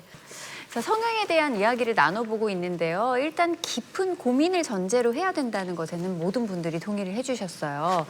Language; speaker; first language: Korean; native; Korean